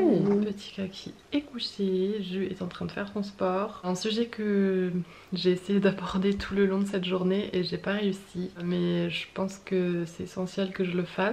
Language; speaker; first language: French; native; French